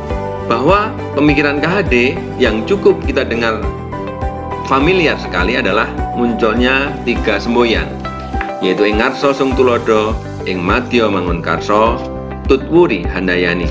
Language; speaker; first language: Indonesian; native; Indonesian